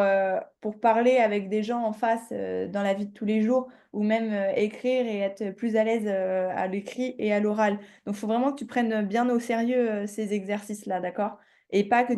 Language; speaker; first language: French; native; French